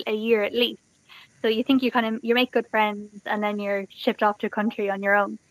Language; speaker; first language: English; native; English